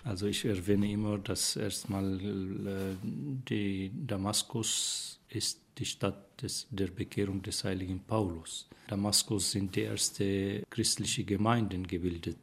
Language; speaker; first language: German; non-native, fluent; Arabic